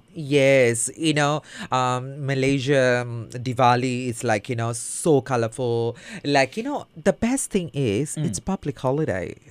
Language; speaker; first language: English; non-native, local second language; Tamil